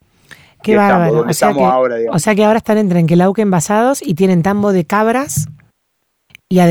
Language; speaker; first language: Spanish; native; Spanish